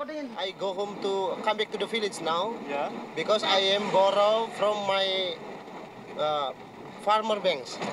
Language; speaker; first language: English; non-native, learner; Indonesian